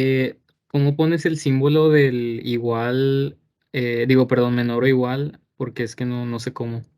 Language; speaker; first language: Spanish; native; Spanish